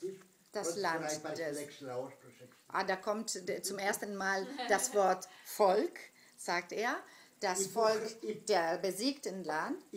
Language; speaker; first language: German; non-native, fluent; Greek